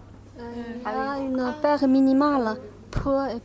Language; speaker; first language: French; non-native, learner; Chinese